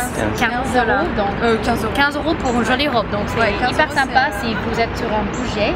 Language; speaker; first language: French; non-native, fluent; English